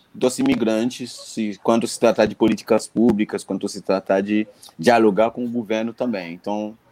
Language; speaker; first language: Portuguese; non-native, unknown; Haitian Creole